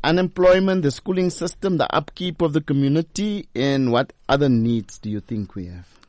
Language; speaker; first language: English; non-native, local second language; Afrikaans